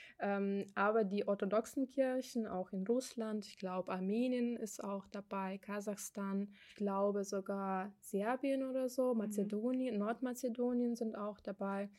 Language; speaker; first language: German; non-native, fluent; Ukrainian